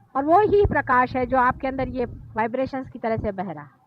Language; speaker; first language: Hindi; non-native, local second language; Marathi